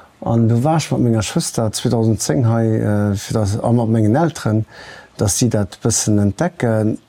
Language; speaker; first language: Luxembourgish; early bilingual, other home language; Portuguese